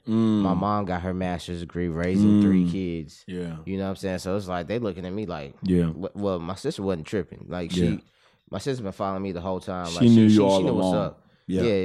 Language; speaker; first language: English; native; English